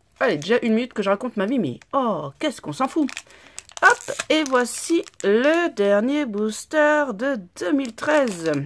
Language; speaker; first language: French; native; French